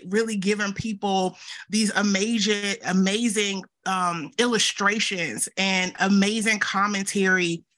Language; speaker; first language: English; native; English